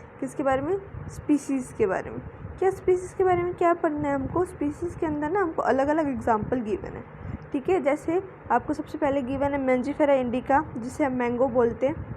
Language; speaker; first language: Hindi; native; Hindi